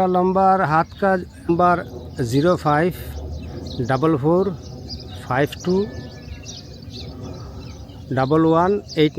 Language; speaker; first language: Hindi; non-native, learner; Bangla